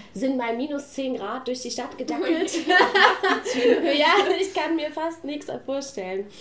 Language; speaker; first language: German; native; German